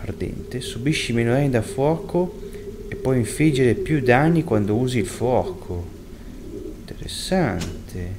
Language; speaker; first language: Italian; native; Italian